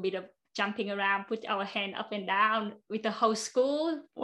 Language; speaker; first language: English; non-native, fluent; Vietnamese